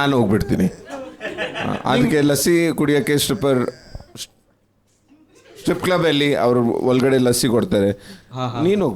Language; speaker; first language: Kannada; non-native, learner; Punjabi